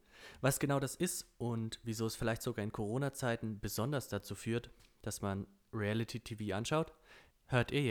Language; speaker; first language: German; native; German